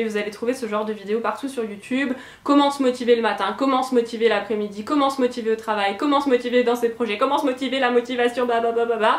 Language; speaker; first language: French; native; French